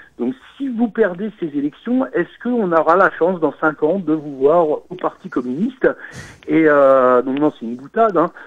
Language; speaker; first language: French; native; French